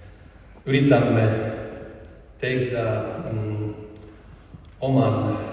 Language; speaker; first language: Finnish; non-native, fluent; Polish